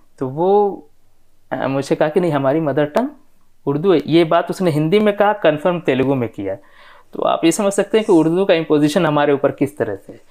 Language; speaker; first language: Hindi; non-native, local second language; Bhojpuri